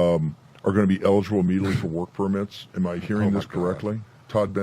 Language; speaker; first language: English; native; English